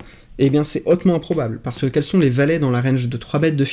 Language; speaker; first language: French; native; French